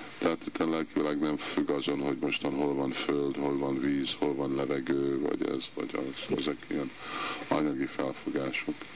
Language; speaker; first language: Hungarian; early bilingual, heritage; Hungarian